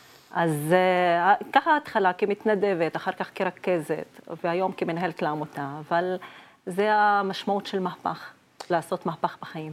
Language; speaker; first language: Hebrew; non-native, local second language; Arabic